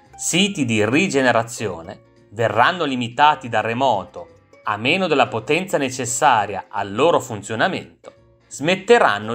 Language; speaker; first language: Italian; native; Italian